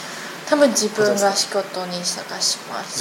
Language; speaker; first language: Japanese; non-native, learner; Chinese